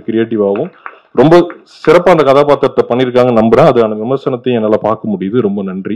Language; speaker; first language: Tamil; native; Tamil